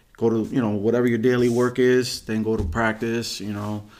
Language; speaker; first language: English; native; English